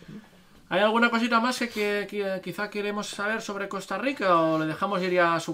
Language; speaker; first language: Spanish; native; Spanish